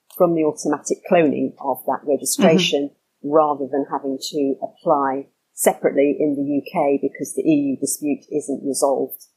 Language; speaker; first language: English; native; English